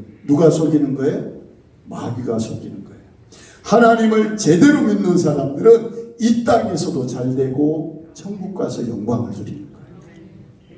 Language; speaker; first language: Korean; native; Korean